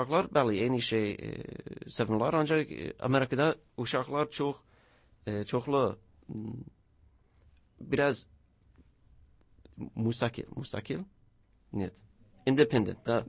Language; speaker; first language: Azerbaijani; non-native, learner; English